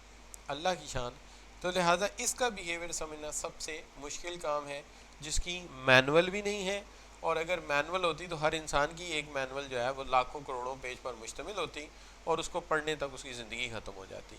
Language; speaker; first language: Urdu; native; Urdu